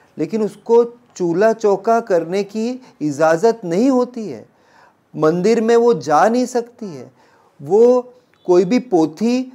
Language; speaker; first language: Hindi; native; Hindi